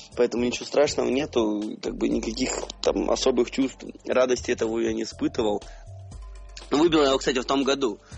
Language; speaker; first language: Russian; native; Russian